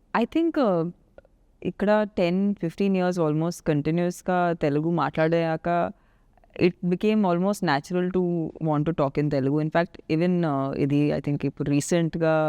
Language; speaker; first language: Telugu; non-native, local second language; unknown